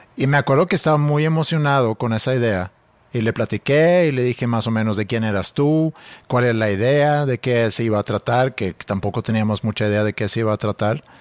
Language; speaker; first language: Spanish; non-native, fluent; Swedish